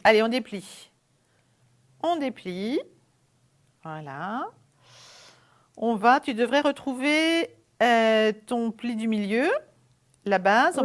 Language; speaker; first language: French; native; French